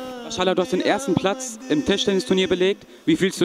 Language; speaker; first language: German; early bilingual, other home language; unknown